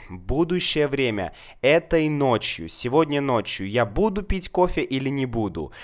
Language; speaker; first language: Russian; native; Russian